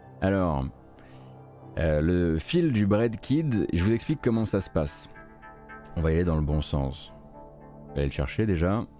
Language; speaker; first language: French; native; French